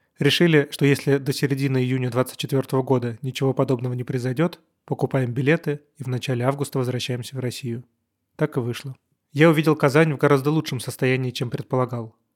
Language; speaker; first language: Russian; native; Russian